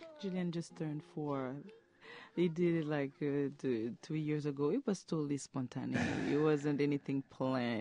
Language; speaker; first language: English; non-native, fluent; Haitian Creole